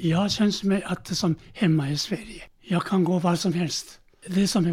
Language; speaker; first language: Swedish; non-native, learner; Korean